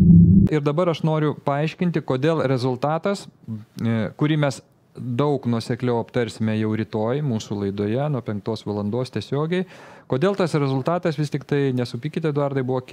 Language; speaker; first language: Lithuanian; native; Lithuanian